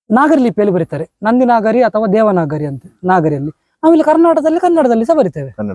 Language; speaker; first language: Kannada; non-native, local second language; Konkani